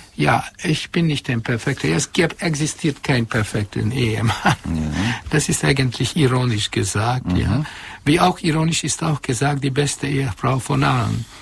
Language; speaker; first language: German; non-native, fluent; Hungarian